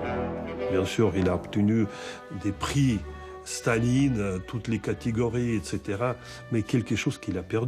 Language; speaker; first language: French; non-native, fluent; Russian